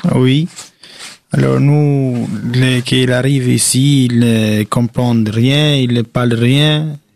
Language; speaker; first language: French; non-native, learner; Albanian